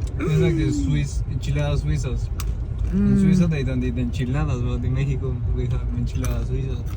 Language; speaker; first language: English; non-native, fluent; Spanish